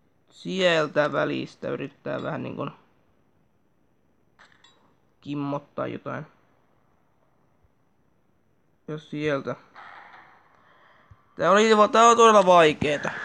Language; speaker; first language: Finnish; native; Finnish